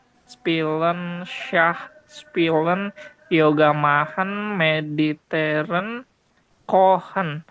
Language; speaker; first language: German; non-native, learner; Indonesian